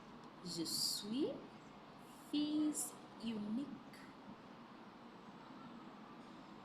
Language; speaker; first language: French; non-native, fluent; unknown